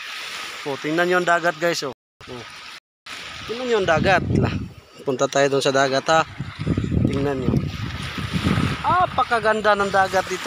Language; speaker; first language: Filipino; non-native, local second language; Cebuano